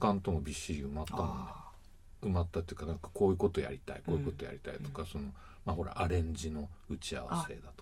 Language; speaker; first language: Japanese; native; Japanese